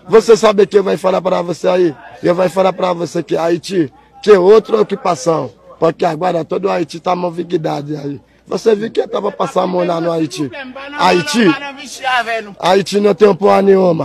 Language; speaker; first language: Portuguese; non-native, local second language; Haitian Creole